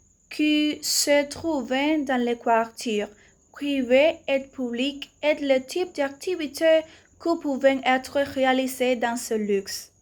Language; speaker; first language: French; non-native, learner; Spanish